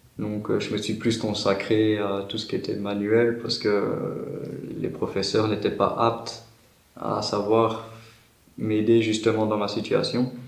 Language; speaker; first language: French; native; French